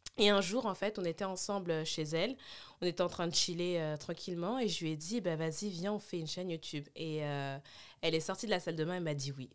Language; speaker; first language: French; native; French